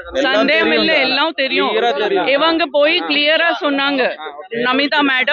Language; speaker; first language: Tamil; non-native, local second language; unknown